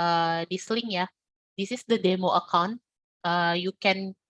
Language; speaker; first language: English; non-native, learner; Indonesian